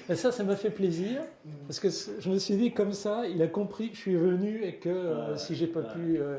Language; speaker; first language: French; native; French